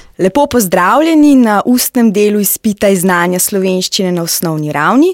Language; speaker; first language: Slovenian; native; Slovenian